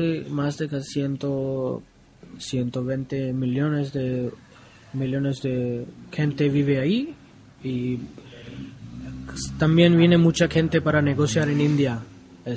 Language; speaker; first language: Spanish; non-native, learner; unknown